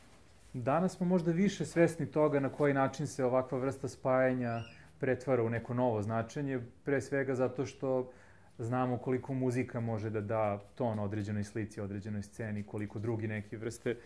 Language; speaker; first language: Serbian; native; Serbian